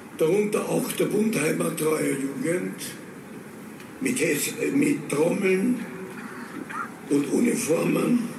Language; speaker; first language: German; native; German